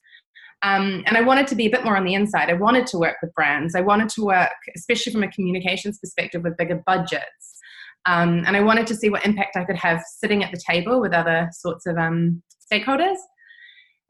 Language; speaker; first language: English; native; English